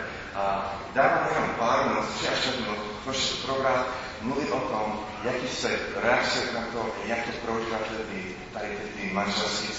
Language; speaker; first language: Czech; non-native, fluent; English